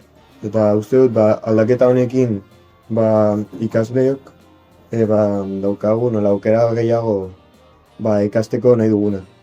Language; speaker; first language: Basque; non-native, local second language; Spanish